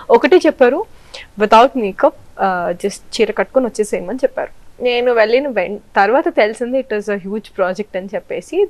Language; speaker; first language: Telugu; native; Telugu